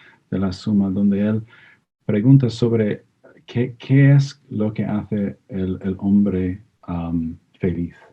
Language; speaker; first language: Spanish; non-native, fluent; English